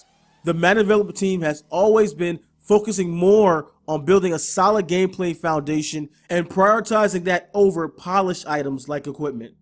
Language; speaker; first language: English; native; English